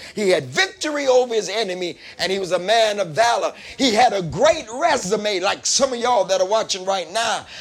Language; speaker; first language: English; native; English